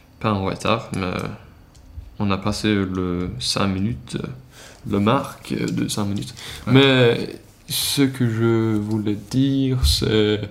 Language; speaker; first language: French; non-native, learner; Swedish